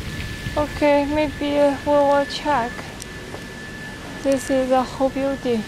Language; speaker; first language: English; non-native, learner; Chinese